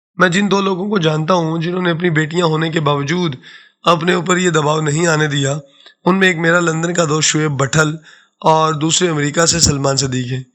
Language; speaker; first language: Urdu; non-native, local second language; Saraiki